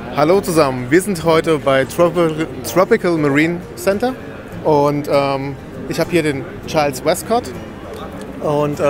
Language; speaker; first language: German; native; German